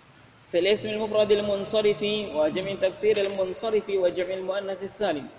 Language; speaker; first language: Arabic; non-native, fluent; Indonesian